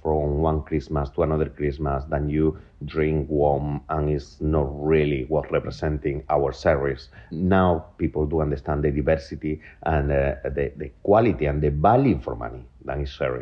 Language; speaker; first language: English; non-native, fluent; Spanish